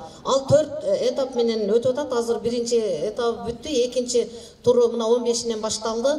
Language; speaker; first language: Kyrgyz; native; Kyrgyz